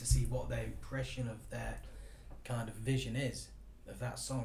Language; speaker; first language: English; native; English